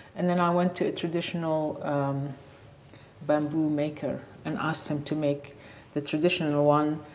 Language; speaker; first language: English; non-native, fluent; Arabic